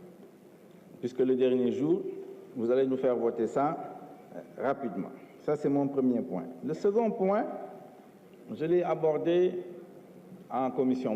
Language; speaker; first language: French; non-native, local second language; Wolof